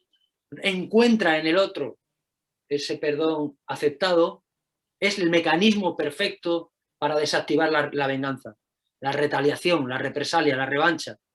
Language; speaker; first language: Spanish; native; Spanish